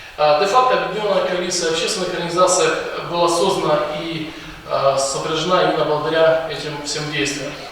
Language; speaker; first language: Russian; non-native, local second language; Ukrainian